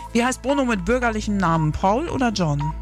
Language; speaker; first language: German; native; German